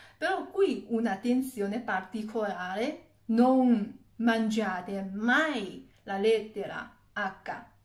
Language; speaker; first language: Italian; non-native, fluent; Chinese